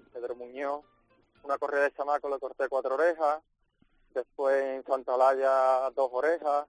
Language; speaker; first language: Spanish; native; Spanish